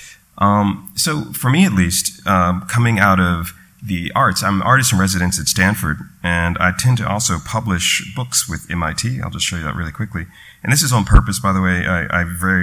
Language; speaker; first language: English; native; English